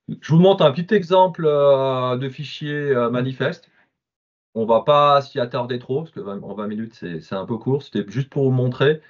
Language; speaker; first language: French; native; French